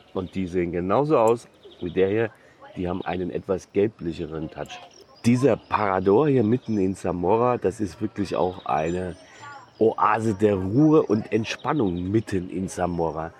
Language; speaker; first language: German; native; German